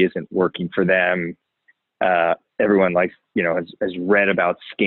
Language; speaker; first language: English; native; English